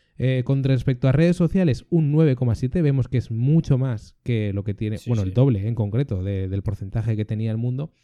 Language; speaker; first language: Spanish; native; Spanish